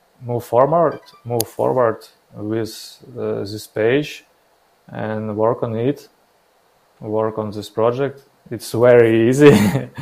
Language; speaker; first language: English; non-native, learner; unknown